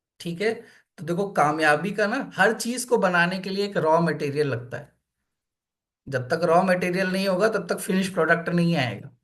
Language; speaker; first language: Hindi; native; Hindi